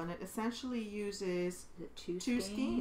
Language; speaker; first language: English; native; English